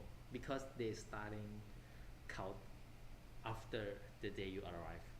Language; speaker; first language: English; non-native, fluent; Thai